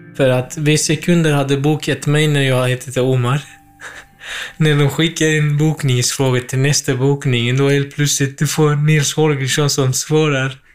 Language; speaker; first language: Swedish; non-native, fluent; Kurdish